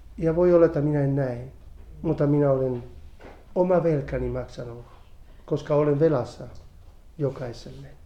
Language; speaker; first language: Finnish; non-native, fluent; Spanish